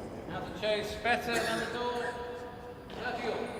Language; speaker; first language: English; native; English